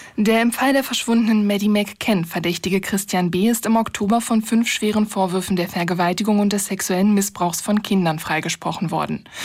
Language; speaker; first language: German; native; German